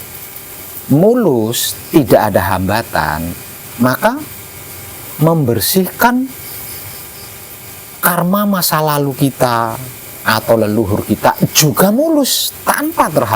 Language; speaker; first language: Indonesian; non-native, local second language; Javanese